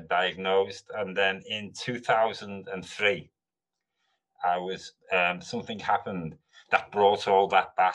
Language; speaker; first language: English; native; English